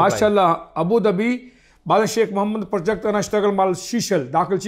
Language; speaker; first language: Arabic; non-native, learner; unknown